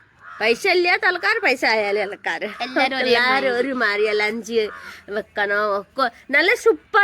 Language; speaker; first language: Malayalam; non-native, learner; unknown